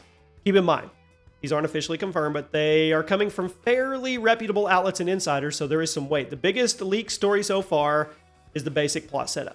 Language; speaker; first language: English; native; English